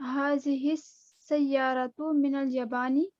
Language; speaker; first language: Arabic; non-native, learner; Urdu